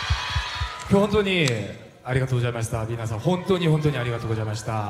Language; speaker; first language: Japanese; non-native, learner; Korean